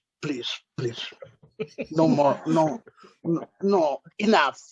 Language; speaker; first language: English; non-native, learner; Spanish